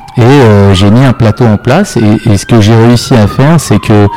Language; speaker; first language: French; native; French